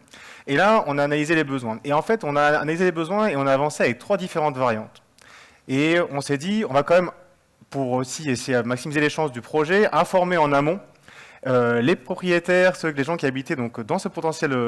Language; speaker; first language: French; native; French